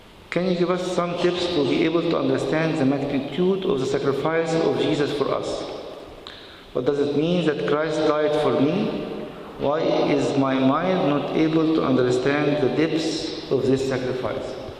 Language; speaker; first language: English; non-native, fluent; Arabic